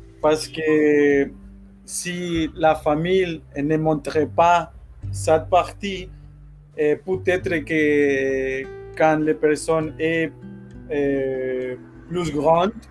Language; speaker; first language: French; non-native, learner; Spanish